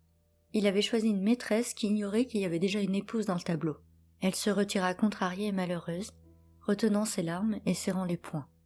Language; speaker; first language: French; native; French